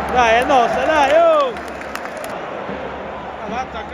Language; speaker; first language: Italian; native; Italian